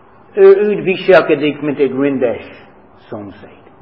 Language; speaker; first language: Hungarian; non-native, fluent; English